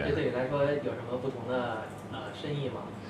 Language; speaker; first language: Chinese; native; Chinese